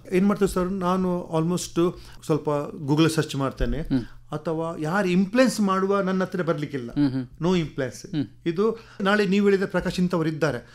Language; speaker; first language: Kannada; non-native, local second language; Tulu